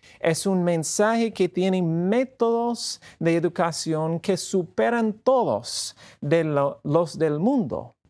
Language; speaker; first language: Spanish; non-native, fluent; English